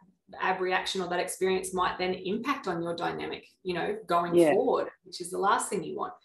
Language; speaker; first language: English; native; English